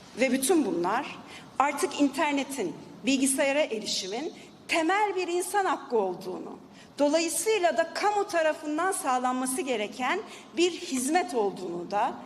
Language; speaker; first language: Turkish; native; Turkish